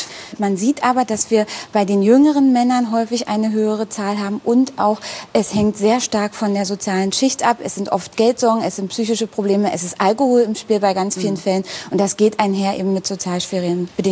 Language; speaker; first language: German; native; German